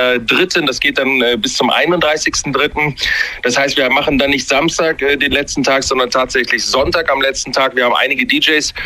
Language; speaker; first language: German; native; German